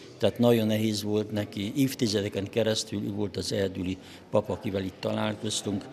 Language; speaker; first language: Hungarian; non-native, local second language; German